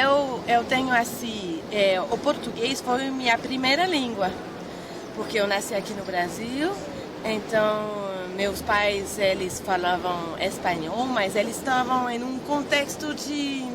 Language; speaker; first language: Portuguese; non-native, fluent; Spanish